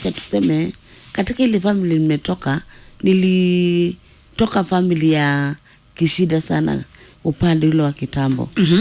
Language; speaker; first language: Swahili; non-native, local second language; Kamba